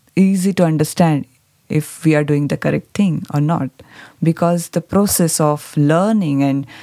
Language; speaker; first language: English; non-native, local second language; Marathi